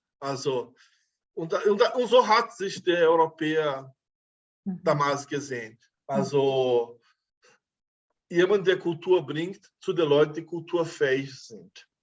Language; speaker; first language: German; non-native, fluent; Portuguese